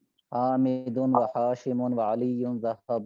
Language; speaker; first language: Arabic; non-native, learner; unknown